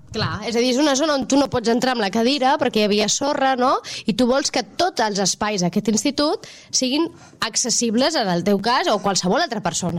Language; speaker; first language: Catalan; native; Catalan